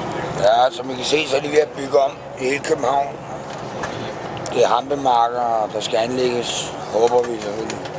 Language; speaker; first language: Danish; native; Danish